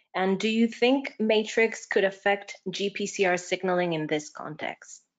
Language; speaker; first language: English; non-native, fluent; Spanish